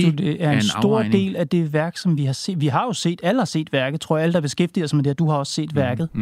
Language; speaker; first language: Danish; native; Danish